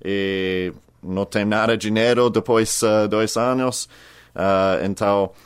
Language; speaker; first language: Portuguese; non-native, learner; English